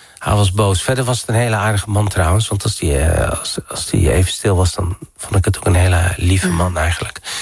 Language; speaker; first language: Dutch; early bilingual, other home language; Riffian